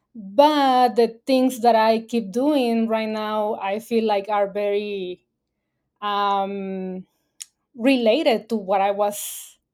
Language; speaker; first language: English; non-native, fluent; Spanish